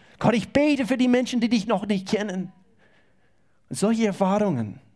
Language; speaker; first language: German; non-native, fluent; English